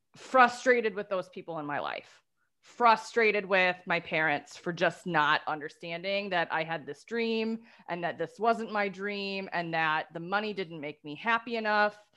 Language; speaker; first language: English; native; English